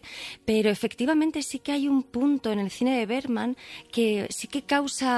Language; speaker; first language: Spanish; native; Spanish